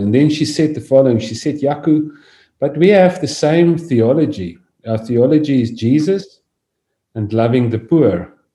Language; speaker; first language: English; non-native, local second language; Afrikaans